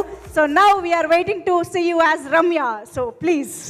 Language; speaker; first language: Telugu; native; Telugu